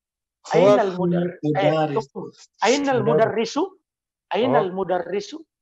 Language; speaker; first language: Arabic; non-native, fluent; Indonesian